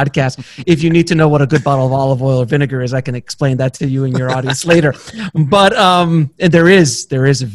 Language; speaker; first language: English; native; English